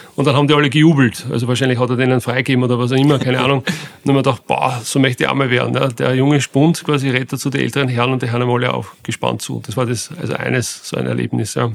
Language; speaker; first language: German; native; German